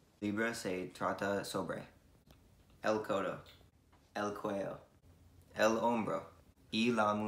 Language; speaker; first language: Spanish; non-native, learner; English